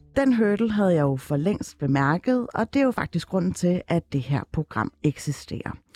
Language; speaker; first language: Danish; early bilingual, other home language; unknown